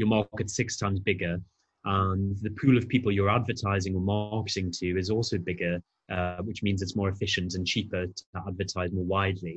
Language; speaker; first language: English; native; English